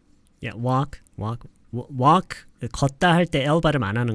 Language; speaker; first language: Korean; native; Korean